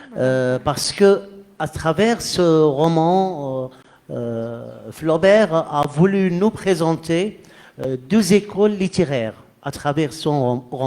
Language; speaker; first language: French; non-native, fluent; Arabic